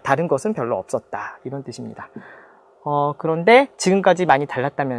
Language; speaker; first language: Korean; native; Korean